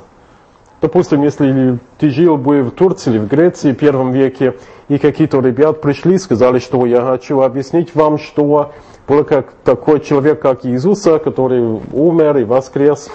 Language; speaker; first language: Russian; non-native, fluent; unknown